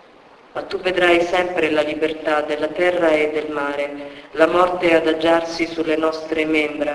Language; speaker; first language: Italian; native; Italian